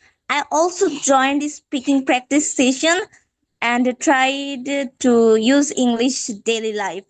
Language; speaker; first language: English; non-native, fluent; Bangla